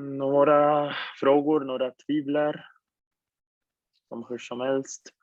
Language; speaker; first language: Swedish; non-native, fluent; Spanish